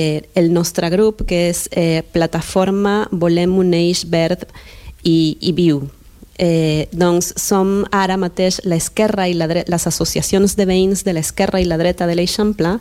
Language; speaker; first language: Catalan; non-native, fluent; Spanish